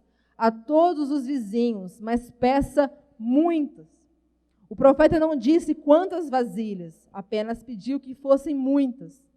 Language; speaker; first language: Portuguese; native; Portuguese